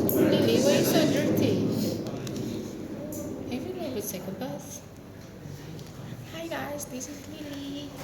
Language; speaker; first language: English; non-native, learner; Indonesian